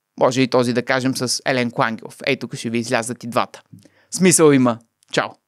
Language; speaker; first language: Bulgarian; native; Bulgarian